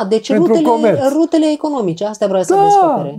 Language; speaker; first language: Romanian; native; Romanian